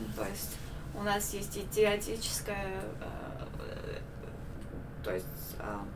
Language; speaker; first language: Russian; non-native, local second language; Armenian